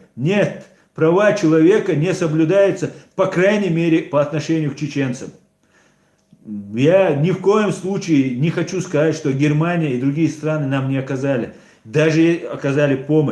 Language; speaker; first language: Russian; non-native, local second language; Chechen